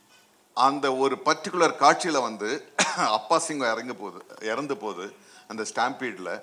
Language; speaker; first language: Tamil; native; Tamil